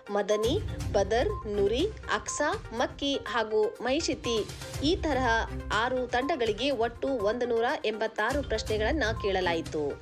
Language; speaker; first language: Kannada; native; Kannada